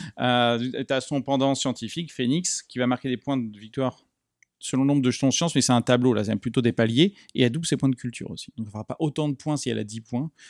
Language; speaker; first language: French; native; French